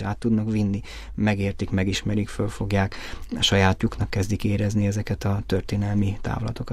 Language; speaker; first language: Hungarian; native; Hungarian